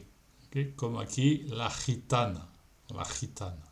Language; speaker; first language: Spanish; non-native, fluent; French